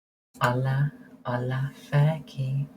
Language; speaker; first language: Spanish; non-native, learner; English